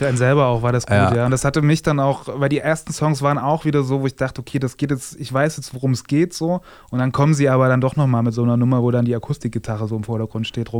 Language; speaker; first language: German; native; German